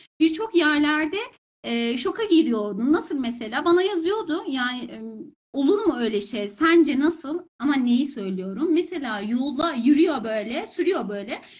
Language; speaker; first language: Turkish; non-native, fluent; Persian